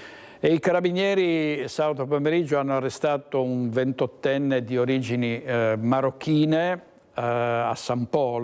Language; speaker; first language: Italian; native; Italian